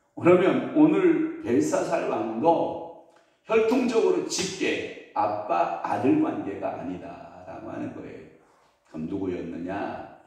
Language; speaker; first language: Korean; native; Korean